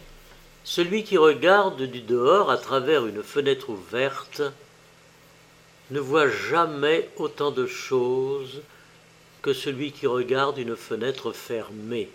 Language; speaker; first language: French; native; French